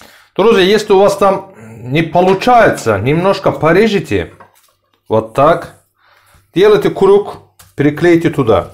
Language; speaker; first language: Russian; non-native, learner; Turkish